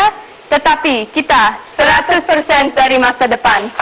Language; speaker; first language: Indonesian; non-native, local second language; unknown